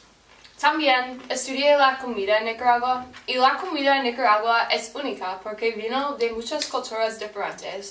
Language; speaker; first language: Spanish; non-native, learner; English